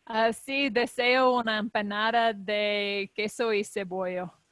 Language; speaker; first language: Spanish; non-native, learner; English